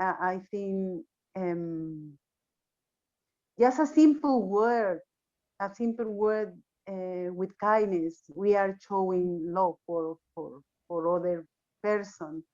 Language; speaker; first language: English; non-native, learner; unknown